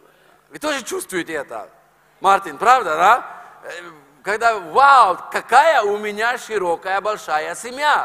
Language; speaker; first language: Russian; non-native, fluent; Norwegian